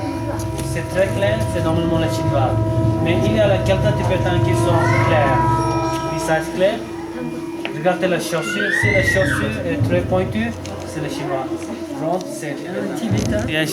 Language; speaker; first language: French; non-native, learner; Tibetan